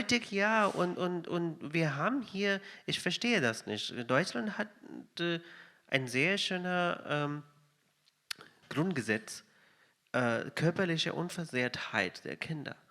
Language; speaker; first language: German; non-native, fluent; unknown